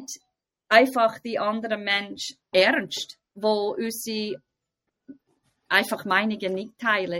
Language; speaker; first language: German; non-native, fluent; English